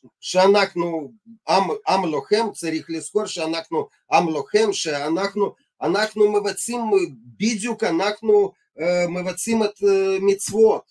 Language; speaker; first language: Hebrew; non-native, fluent; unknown